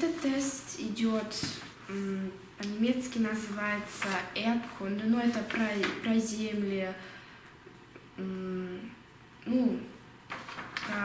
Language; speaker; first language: Russian; early bilingual, heritage; Russian